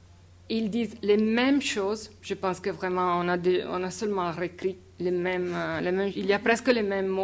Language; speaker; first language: French; non-native, fluent; Italian